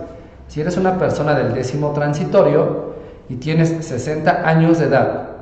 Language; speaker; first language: Spanish; native; Spanish